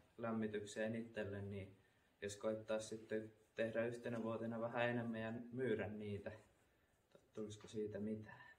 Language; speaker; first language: Finnish; native; Finnish